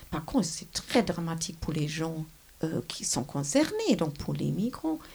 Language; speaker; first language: French; non-native, fluent; German